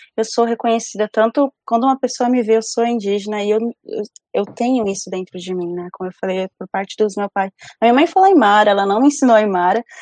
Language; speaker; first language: Portuguese; early bilingual, other home language; Spanish